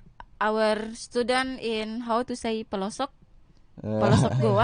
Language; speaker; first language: English; non-native, learner; Indonesian